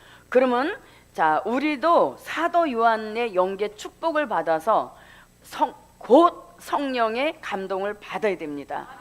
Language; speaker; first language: Korean; native; Korean